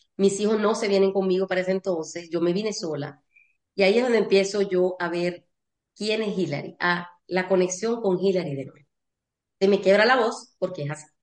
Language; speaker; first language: Spanish; native; Spanish